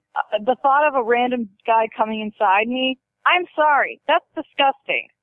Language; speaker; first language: English; native; English